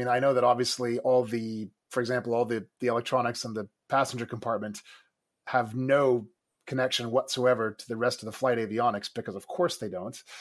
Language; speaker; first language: English; native; English